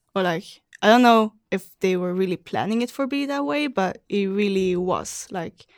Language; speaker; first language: English; non-native, fluent; Swedish